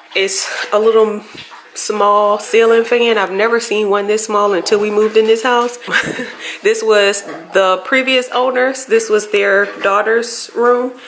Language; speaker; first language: English; native; English